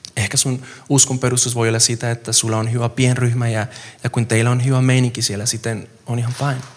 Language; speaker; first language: Finnish; non-native, fluent; Spanish